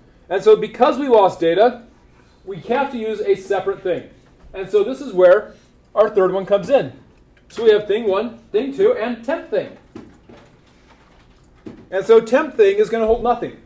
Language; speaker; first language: English; native; English